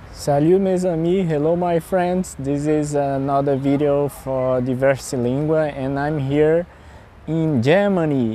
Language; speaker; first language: English; non-native, fluent; Portuguese